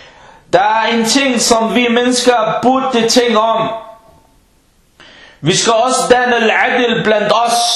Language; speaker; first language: Danish; early bilingual, other home language; Arabic